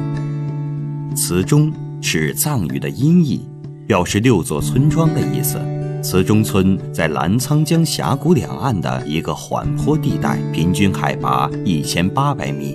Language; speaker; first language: Chinese; native; Chinese